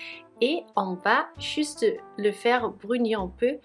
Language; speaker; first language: French; non-native, fluent; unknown